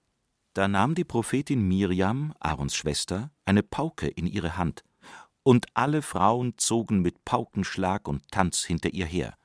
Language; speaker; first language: German; native; German